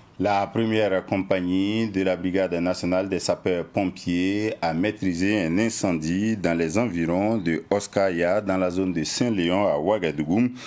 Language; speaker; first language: French; non-native, local second language; Mossi